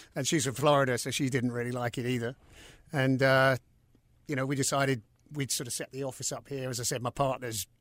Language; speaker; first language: English; native; English